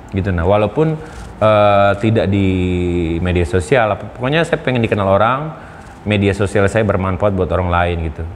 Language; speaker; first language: Indonesian; native; Indonesian